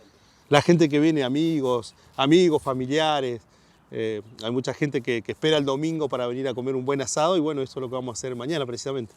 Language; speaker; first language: Spanish; native; Spanish